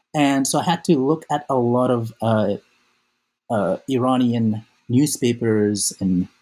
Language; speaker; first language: English; non-native, fluent; Japanese